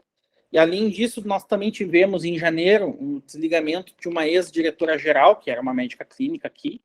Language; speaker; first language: Portuguese; native; Portuguese